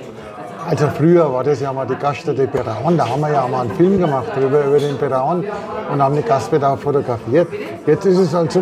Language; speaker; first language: German; native; German